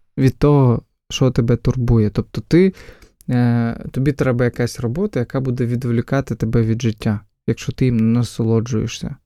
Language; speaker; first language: Ukrainian; non-native, local second language; Russian